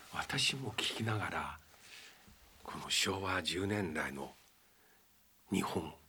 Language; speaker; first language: Japanese; non-native, fluent; Chinese